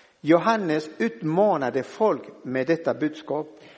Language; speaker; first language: Swedish; non-native, fluent; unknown